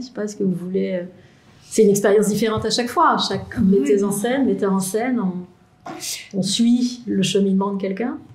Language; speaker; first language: French; native; French